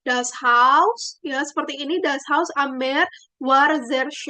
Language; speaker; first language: German; non-native, fluent; Indonesian